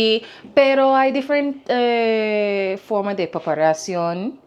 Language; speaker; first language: Spanish; non-native, learner; English